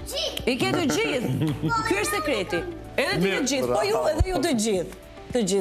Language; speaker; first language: Albanian; native; Albanian